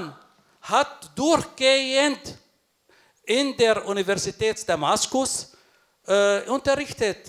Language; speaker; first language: German; non-native, fluent; Arabic